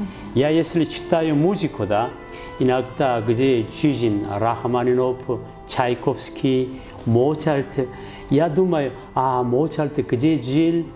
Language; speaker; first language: Russian; non-native, learner; Korean